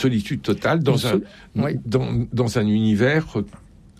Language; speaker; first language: French; native; French